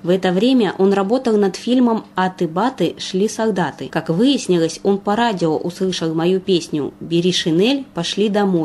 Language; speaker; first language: Russian; native; Russian